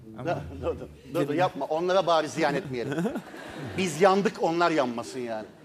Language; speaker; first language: Turkish; native; Turkish